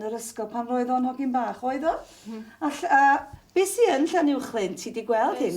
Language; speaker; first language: Welsh; native; Welsh